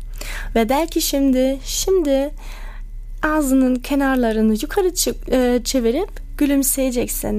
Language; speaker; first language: Turkish; early bilingual, heritage; Turkish